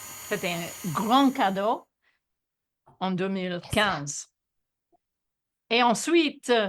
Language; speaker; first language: French; non-native, fluent; English